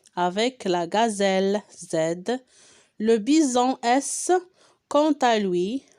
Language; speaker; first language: French; non-native, local second language; Arabic